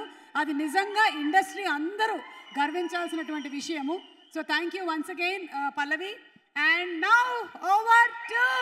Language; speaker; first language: Telugu; native; Telugu